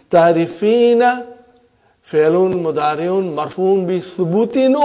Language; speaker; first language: Arabic; non-native, fluent; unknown